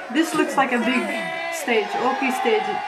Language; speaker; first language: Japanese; non-native, learner; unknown